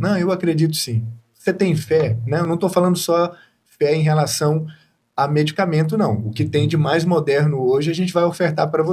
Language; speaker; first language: Portuguese; native; Portuguese